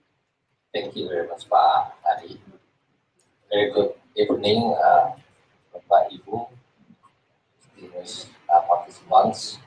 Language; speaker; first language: English; non-native, fluent; Indonesian